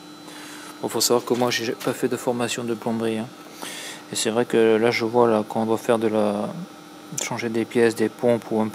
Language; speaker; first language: French; native; French